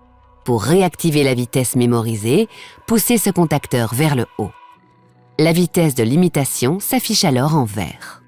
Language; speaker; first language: French; native; French